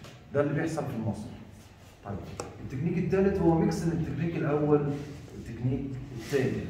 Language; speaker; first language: Arabic; native; Arabic